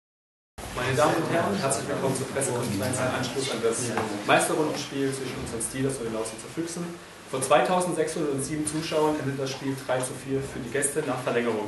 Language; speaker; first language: German; native; German